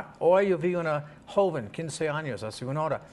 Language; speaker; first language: Spanish; non-native, learner; English